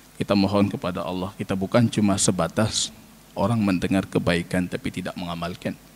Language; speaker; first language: Malay; non-native, local second language; Achinese